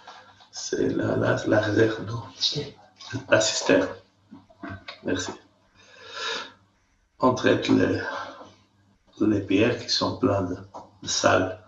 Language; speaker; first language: French; non-native, fluent; Portuguese